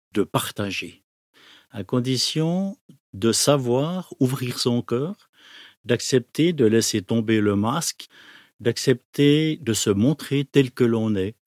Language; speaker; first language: French; native; French